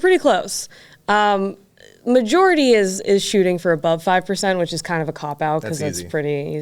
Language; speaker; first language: English; native; English